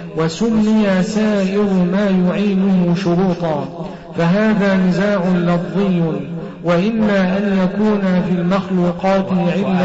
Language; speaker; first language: Arabic; native; Arabic